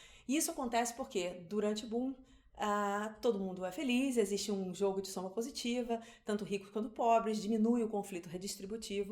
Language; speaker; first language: Portuguese; native; Portuguese